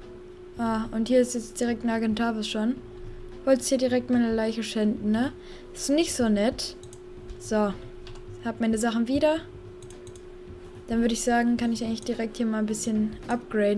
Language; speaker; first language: German; native; German